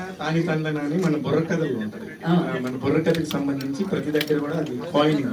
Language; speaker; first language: Telugu; native; Telugu